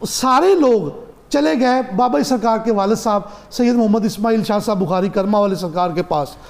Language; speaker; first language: Urdu; non-native, local second language; Punjabi